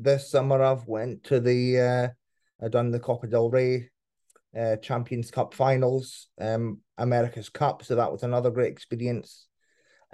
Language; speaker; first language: English; native; English